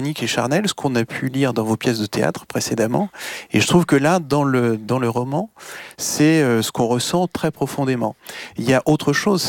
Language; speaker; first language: French; native; French